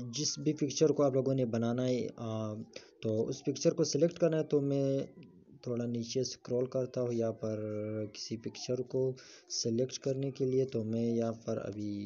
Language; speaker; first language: Urdu; non-native, local second language; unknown